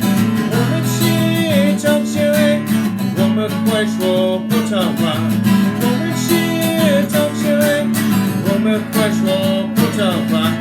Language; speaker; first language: Chinese; non-native, fluent; English